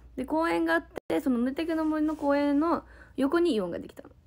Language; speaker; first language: Japanese; native; Japanese